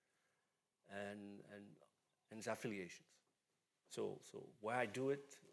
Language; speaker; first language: English; non-native, local second language; Bini